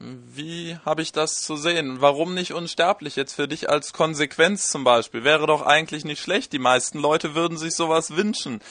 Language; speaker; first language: German; native; German